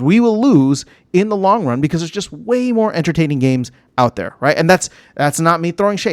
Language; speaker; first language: English; native; English